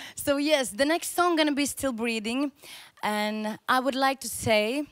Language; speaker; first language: English; non-native, fluent; Latvian